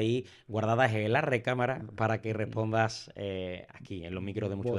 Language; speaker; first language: Spanish; native; Spanish